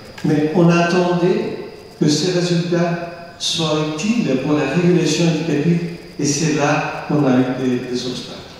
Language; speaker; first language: French; non-native, fluent; Spanish